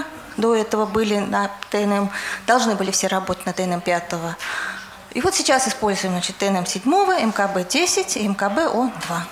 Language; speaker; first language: Russian; native; Russian